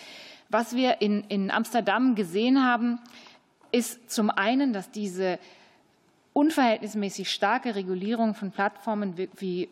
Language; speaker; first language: German; native; German